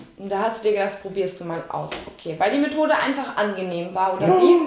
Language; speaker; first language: German; native; German